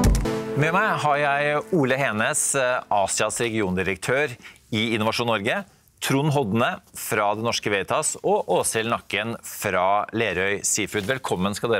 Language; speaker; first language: Norwegian; native; Norwegian